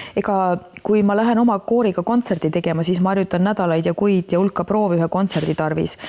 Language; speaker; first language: Estonian; native; Estonian